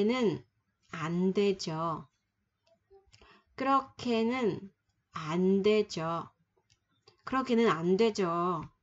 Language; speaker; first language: Korean; non-native, fluent; Vietnamese